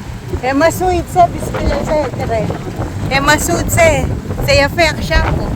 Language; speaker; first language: Hebrew; non-native, learner; Filipino